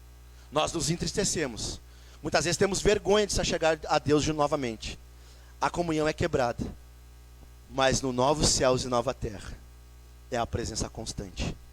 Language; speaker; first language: Portuguese; native; Portuguese